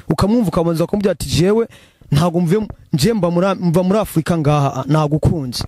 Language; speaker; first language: Rundi; early bilingual, heritage; Rundi